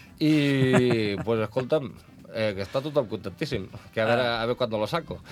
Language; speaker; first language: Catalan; non-native, local second language; Spanish